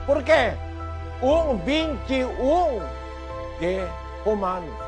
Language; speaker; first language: Portuguese; non-native, local second language; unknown